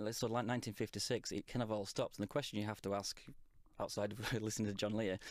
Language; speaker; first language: English; native; English